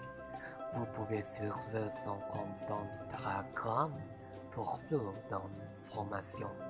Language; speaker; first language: French; non-native, learner; Malay